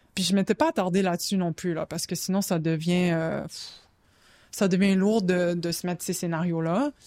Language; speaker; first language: French; native; French